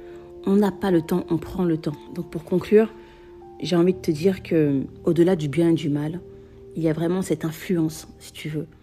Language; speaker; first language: French; native; French